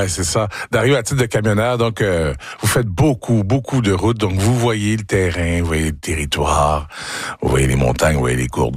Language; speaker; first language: French; native; French